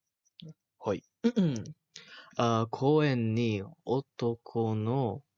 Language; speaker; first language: Japanese; non-native, learner; Malay